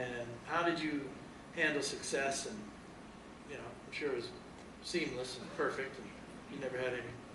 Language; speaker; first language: English; native; English